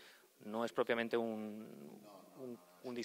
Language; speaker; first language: Spanish; native; Spanish